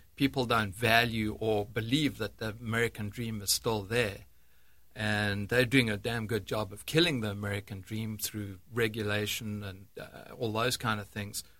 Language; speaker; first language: English; native; English